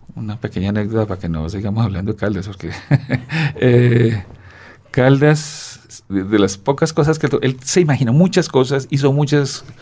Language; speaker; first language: Spanish; native; Spanish